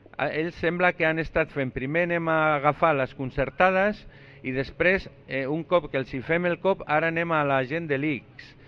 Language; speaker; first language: Catalan; non-native, local second language; Spanish